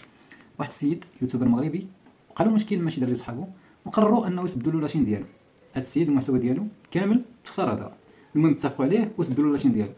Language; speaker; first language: Arabic; native; Arabic